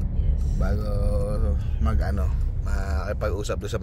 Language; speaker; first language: Filipino; native; Filipino